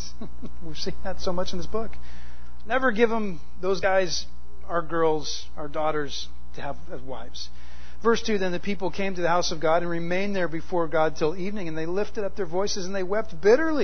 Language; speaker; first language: English; native; English